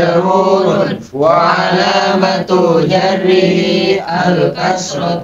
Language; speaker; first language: Arabic; non-native, learner; Indonesian